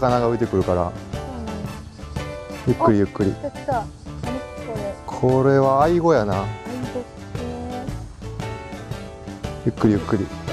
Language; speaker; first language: Japanese; native; Japanese